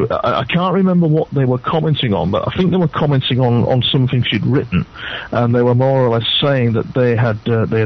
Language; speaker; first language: English; native; English